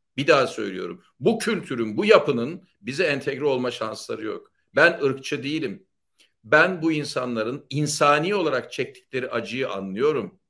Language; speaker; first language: Turkish; native; Turkish